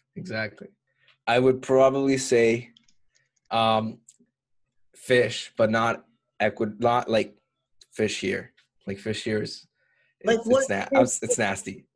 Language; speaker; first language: English; early bilingual, other home language; Spanish